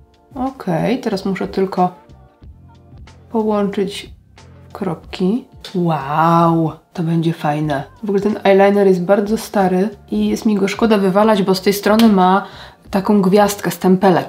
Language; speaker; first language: Polish; native; Polish